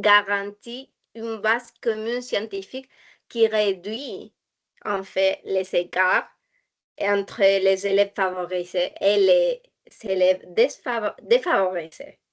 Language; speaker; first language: French; non-native, learner; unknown